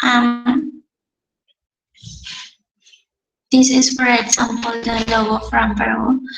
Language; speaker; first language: English; non-native, learner; Spanish